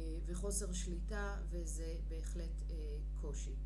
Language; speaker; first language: Hebrew; native; Hebrew